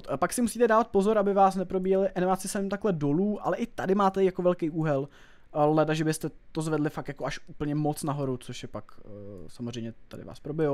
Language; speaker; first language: Czech; native; Czech